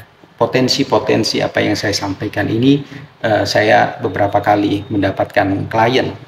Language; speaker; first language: Indonesian; native; Indonesian